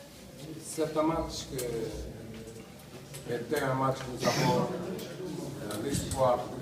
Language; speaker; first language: French; non-native, learner; Portuguese